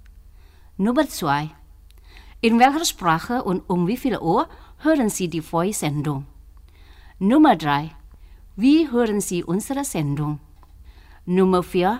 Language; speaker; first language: German; non-native, fluent; Indonesian